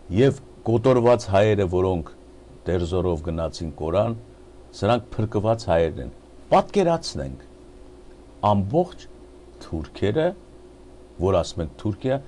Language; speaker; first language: Armenian; native; Armenian